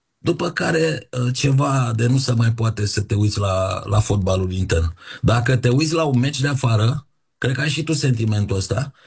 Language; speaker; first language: Romanian; native; Romanian